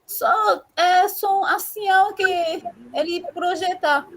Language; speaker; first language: Portuguese; non-native, learner; Haitian Creole